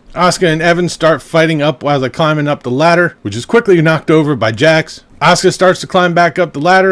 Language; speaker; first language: English; native; English